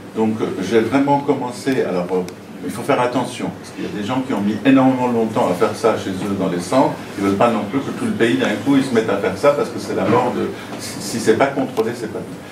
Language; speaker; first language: French; non-native, fluent; Persian